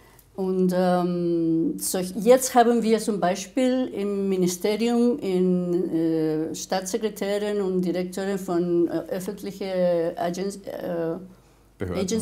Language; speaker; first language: German; non-native, fluent; Spanish